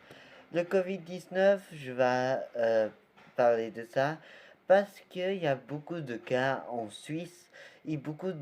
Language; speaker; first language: French; non-native, learner; Portuguese